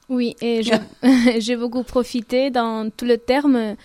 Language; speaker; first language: French; non-native, fluent; Spanish